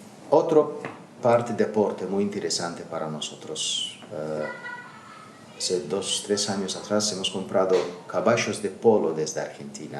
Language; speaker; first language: Spanish; non-native, learner; Azerbaijani